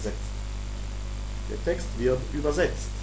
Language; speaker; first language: German; non-native, fluent; Serbian